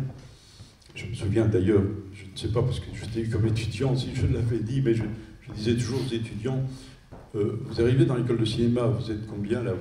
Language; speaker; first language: French; native; French